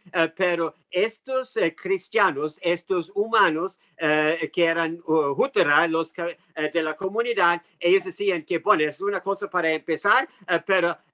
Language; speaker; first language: Spanish; non-native, fluent; English